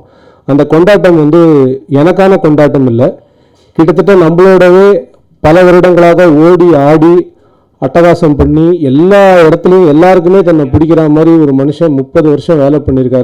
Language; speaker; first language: Tamil; native; Tamil